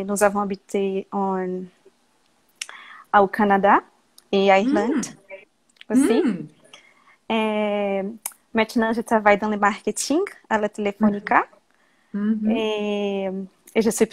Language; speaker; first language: French; non-native, learner; Portuguese